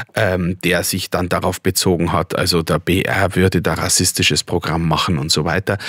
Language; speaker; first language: German; native; German